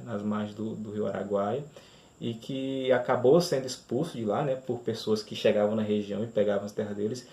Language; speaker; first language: Portuguese; native; Portuguese